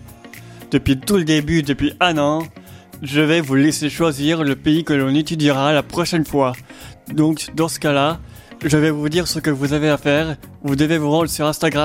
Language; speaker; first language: French; native; French